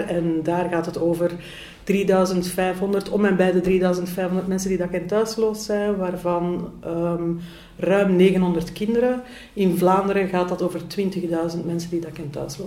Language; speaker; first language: Dutch; native; Dutch